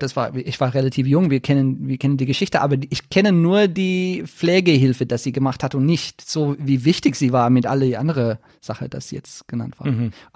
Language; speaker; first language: German; non-native, learner; Afrikaans